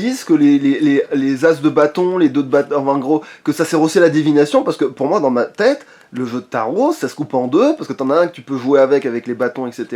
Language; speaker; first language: French; native; French